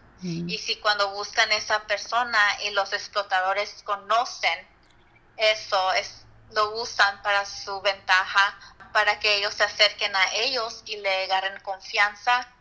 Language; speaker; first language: Spanish; early bilingual, heritage; Spanish